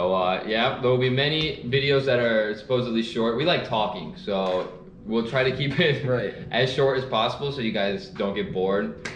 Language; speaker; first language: English; native; English